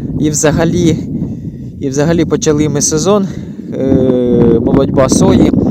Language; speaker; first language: Ukrainian; native; Ukrainian